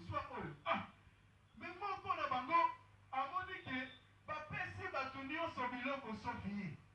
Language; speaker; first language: Lingala; native; Lingala